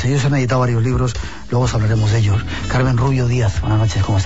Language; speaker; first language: Spanish; native; Spanish